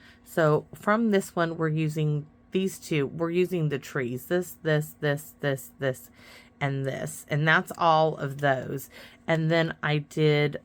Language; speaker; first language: English; native; English